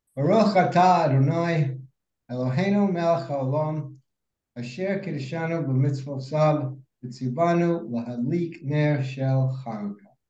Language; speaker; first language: English; native; English